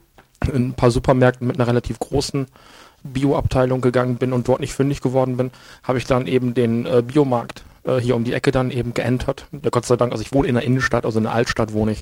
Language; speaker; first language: German; native; German